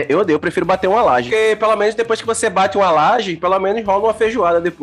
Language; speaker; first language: Portuguese; native; Portuguese